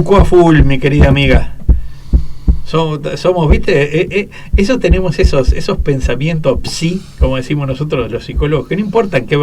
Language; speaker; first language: Spanish; native; Spanish